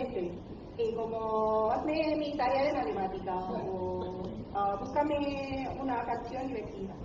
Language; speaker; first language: Spanish; non-native, learner; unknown